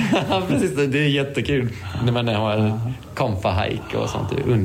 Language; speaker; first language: Swedish; non-native, fluent; English